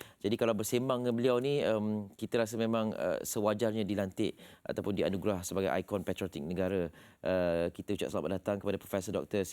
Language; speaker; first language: Malay; native; Malay